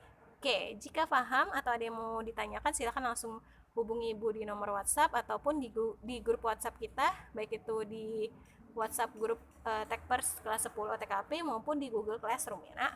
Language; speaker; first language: Indonesian; native; Indonesian